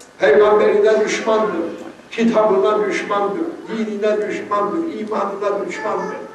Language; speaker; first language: Turkish; native; Turkish